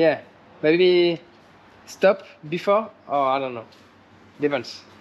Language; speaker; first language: English; non-native, learner; French